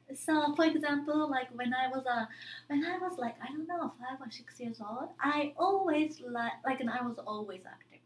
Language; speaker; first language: English; non-native, fluent; Japanese